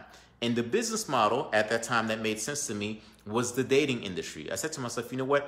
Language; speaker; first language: English; native; English